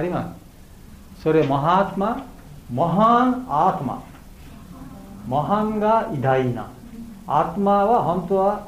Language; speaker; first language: Japanese; non-native, learner; Bangla